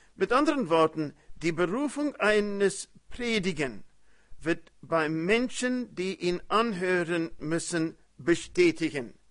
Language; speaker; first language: German; early bilingual, heritage; German